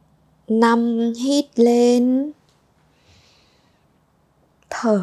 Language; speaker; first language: Vietnamese; native; Vietnamese